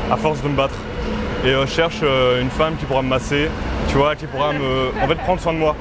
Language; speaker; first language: French; native; French